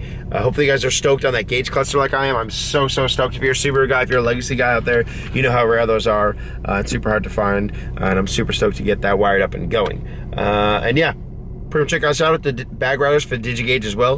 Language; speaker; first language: English; native; English